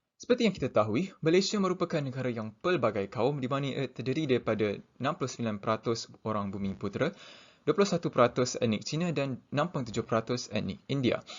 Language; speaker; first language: Malay; native; Malay